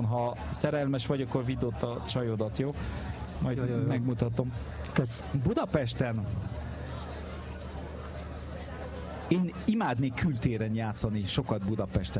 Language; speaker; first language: Hungarian; early bilingual, heritage; French